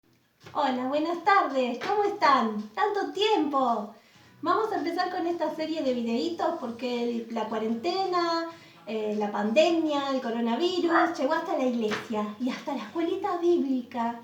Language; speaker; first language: Spanish; native; Spanish